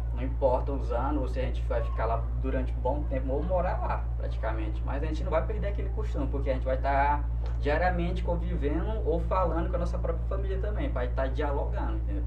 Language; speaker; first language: Portuguese; non-native, local second language; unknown